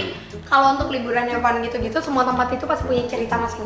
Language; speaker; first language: Indonesian; native; Indonesian